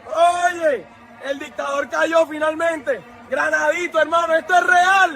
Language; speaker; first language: Spanish; native; Spanish